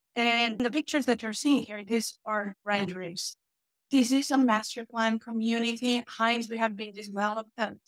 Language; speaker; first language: English; non-native, fluent; Portuguese